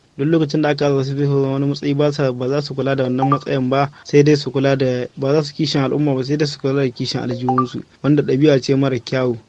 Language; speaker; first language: Hausa; native; Hausa